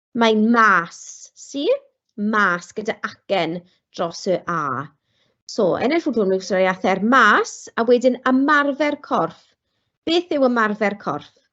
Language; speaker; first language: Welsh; non-native, local second language; English